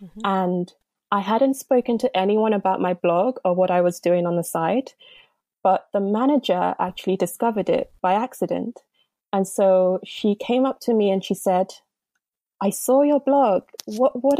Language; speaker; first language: English; non-native, local second language; Yoruba